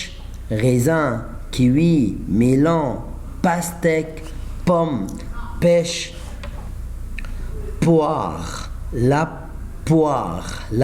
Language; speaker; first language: French; non-native, fluent; Arabic